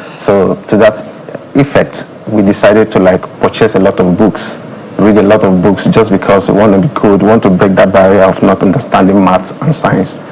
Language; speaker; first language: Nigerian Pidgin; native; Nigerian Pidgin